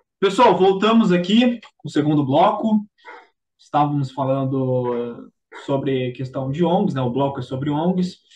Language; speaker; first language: Portuguese; native; Portuguese